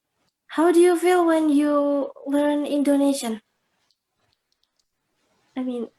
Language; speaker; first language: English; non-native, learner; Indonesian